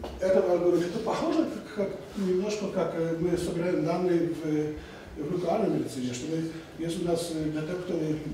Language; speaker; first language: Russian; non-native, fluent; Polish